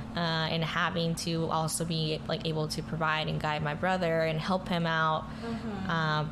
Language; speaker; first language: English; early bilingual, other home language; Spanish